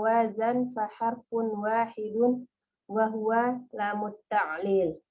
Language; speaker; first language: Arabic; non-native, learner; Indonesian